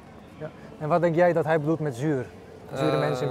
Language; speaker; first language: Dutch; native; Dutch